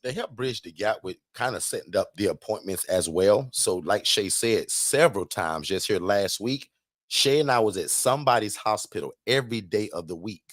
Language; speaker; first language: English; native; English